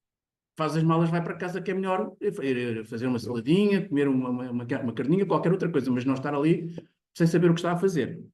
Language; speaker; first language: Portuguese; native; Portuguese